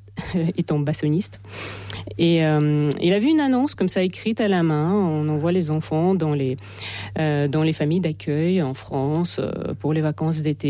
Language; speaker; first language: French; non-native, fluent; Russian